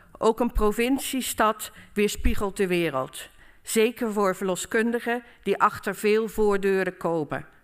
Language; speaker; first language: Dutch; native; Dutch